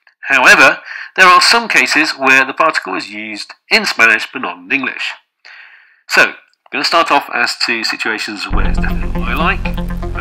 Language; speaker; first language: English; native; English